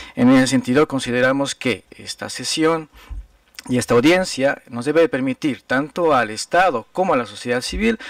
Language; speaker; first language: Spanish; native; Spanish